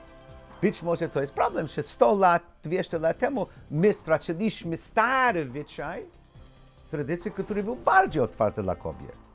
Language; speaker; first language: Polish; non-native, learner; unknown